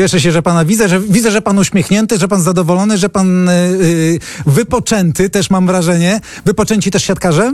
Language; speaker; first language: Polish; native; Polish